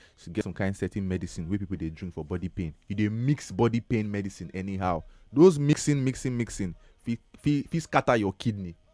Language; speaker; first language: Nigerian Pidgin; native; Nigerian Pidgin